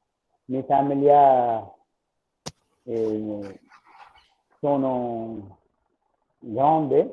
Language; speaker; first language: Spanish; non-native, learner; Tamil